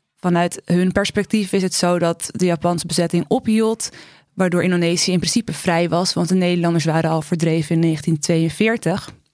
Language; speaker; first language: Dutch; native; Dutch